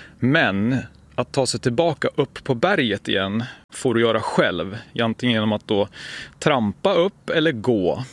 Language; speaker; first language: Swedish; native; Swedish